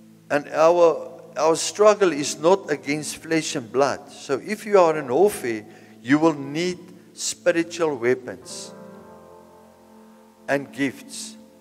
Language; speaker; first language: English; non-native, local second language; Afrikaans